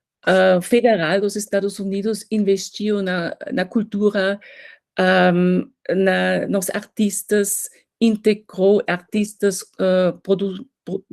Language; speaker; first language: Portuguese; non-native, fluent; German